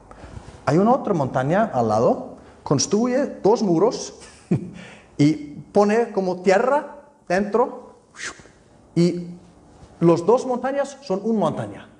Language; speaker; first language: Spanish; non-native, fluent; Icelandic